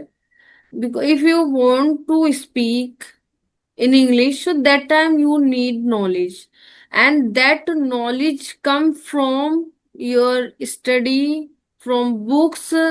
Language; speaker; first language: English; non-native, learner; Hindi